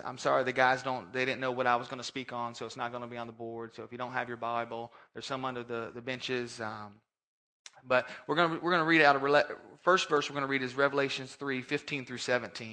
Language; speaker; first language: English; native; English